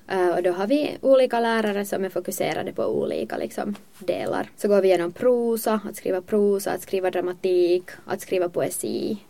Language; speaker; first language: Swedish; native; Swedish